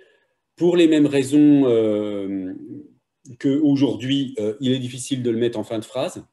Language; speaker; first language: French; native; French